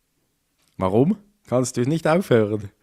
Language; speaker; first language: German; native; German